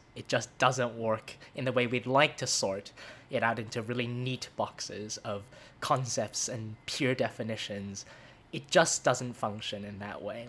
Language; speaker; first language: English; non-native, local second language; Cantonese